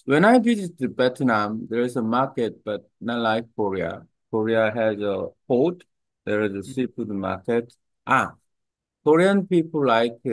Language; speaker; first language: English; non-native, learner; Korean